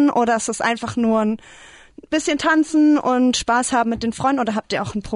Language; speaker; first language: German; native; German